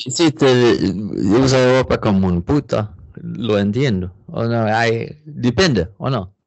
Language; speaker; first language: Spanish; non-native, learner; Swedish